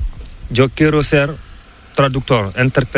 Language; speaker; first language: Spanish; non-native, learner; Fula